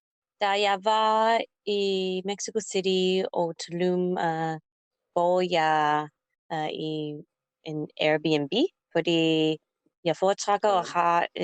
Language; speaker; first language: Danish; non-native, learner; English